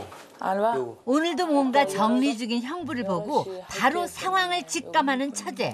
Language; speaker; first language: Korean; native; Korean